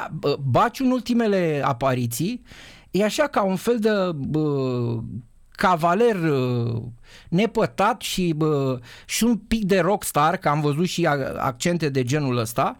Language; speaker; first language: Romanian; native; Romanian